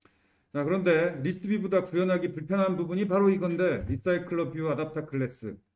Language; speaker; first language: Korean; native; Korean